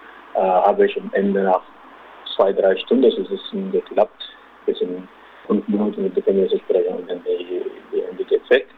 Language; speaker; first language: German; non-native, local second language; Arabic